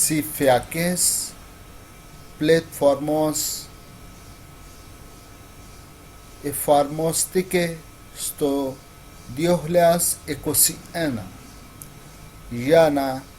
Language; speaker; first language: Greek; non-native, learner; Urdu